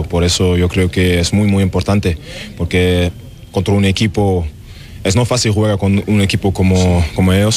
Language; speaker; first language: Spanish; non-native, learner; German